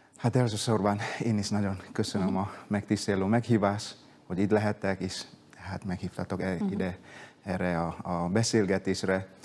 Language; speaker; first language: Hungarian; non-native, fluent; Indonesian